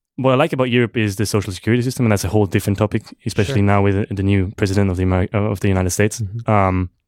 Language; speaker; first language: English; non-native, fluent; German